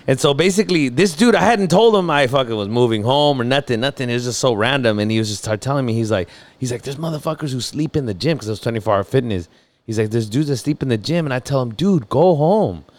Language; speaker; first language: English; native; English